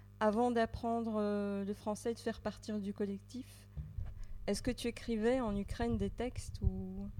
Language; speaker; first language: French; native; French